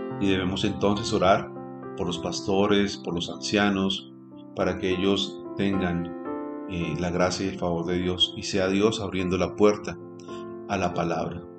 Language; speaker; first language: Spanish; native; Spanish